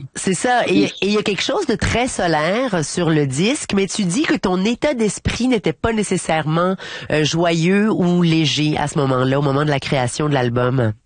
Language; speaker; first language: French; native; French